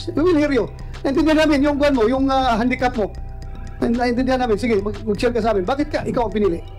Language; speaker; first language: Filipino; non-native, local second language; Cebuano